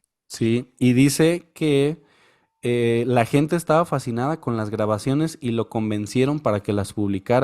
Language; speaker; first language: Spanish; native; Spanish